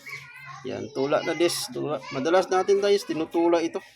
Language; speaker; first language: Filipino; native; Filipino